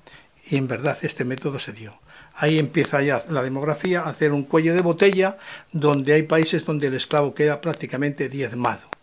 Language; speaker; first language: Spanish; native; Spanish